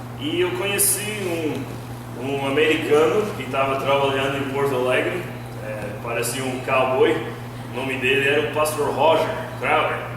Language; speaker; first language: Portuguese; non-native, fluent; English